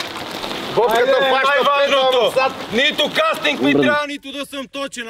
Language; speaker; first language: Bulgarian; native; Bulgarian